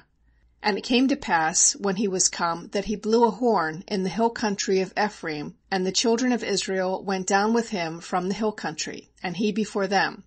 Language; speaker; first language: English; native; English